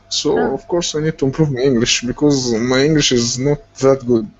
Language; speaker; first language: English; non-native, fluent; Arabic